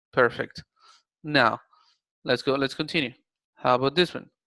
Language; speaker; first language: English; non-native, fluent; Spanish